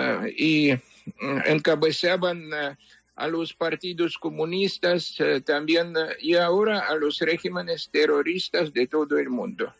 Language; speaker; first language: Spanish; non-native, fluent; Ukrainian